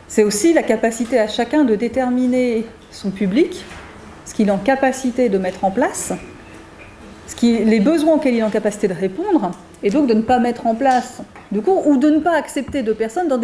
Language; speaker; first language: French; native; French